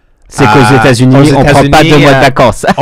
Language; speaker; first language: French; native; French